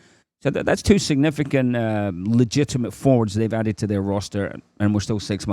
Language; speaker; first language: English; native; English